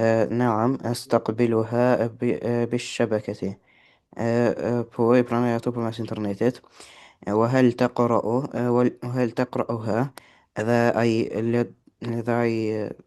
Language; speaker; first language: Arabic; non-native, learner; Albanian